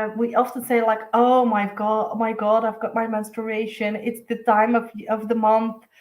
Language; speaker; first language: English; non-native, fluent; Dutch